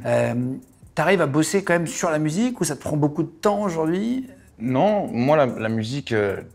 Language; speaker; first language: French; native; French